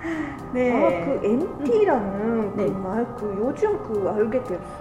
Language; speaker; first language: Korean; non-native, learner; Japanese